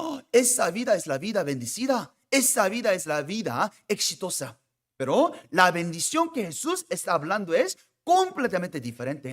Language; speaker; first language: Spanish; non-native, fluent; Korean